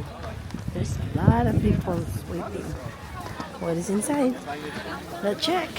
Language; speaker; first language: English; non-native, local second language; Filipino